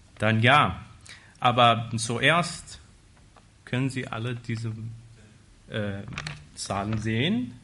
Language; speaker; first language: German; non-native, learner; Persian